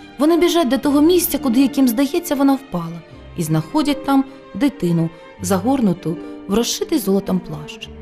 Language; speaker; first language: Ukrainian; native; Ukrainian